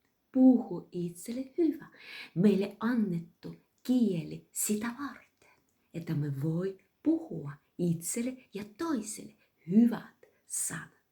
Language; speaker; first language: Finnish; non-native, fluent; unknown